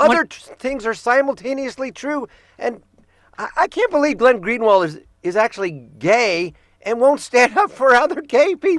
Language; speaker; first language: English; native; English